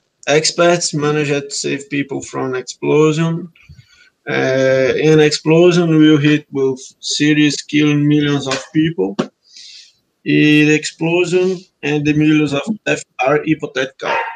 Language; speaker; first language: English; non-native, learner; Portuguese